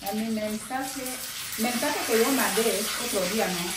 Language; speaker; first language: Spanish; non-native, learner; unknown